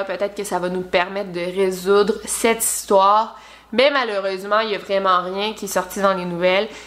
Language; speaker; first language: French; native; French